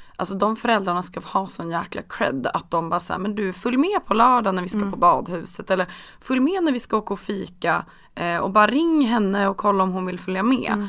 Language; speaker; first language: Swedish; native; Swedish